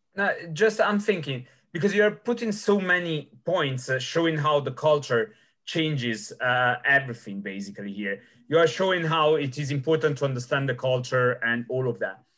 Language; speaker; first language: English; non-native, fluent; Italian